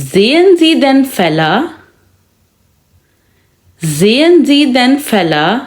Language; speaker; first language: German; non-native, fluent; Urdu